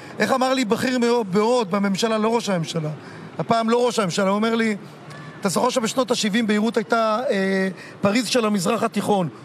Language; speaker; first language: Hebrew; native; Hebrew